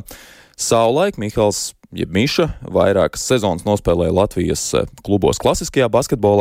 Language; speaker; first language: Latvian; native; Latvian